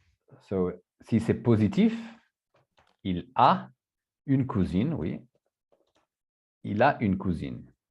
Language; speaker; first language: French; non-native, fluent; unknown